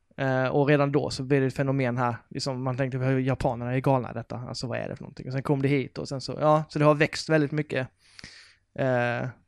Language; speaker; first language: Swedish; native; Swedish